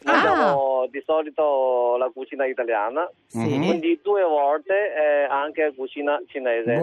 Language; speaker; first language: Italian; non-native, fluent; Chinese